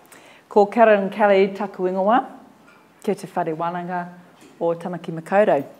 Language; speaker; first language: Māori; non-native, learner; English